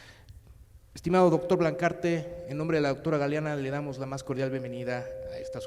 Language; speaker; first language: Spanish; native; Spanish